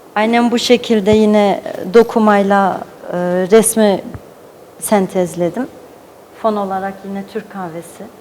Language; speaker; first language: Turkish; early bilingual, heritage; Turkish